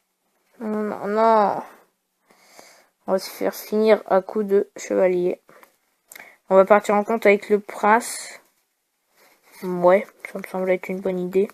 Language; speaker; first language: French; native; French